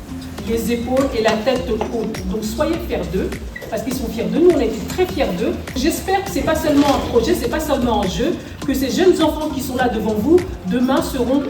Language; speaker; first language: French; native; French